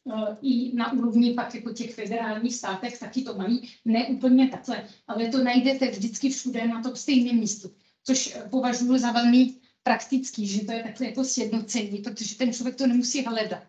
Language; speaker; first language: Czech; non-native, fluent; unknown